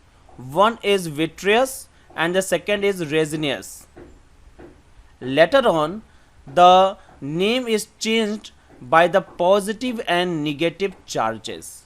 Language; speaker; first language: English; non-native, local second language; Hindi